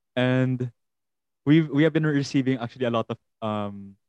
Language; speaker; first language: English; non-native, local second language; Hiligaynon